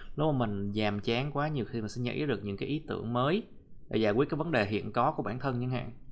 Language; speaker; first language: Vietnamese; native; Vietnamese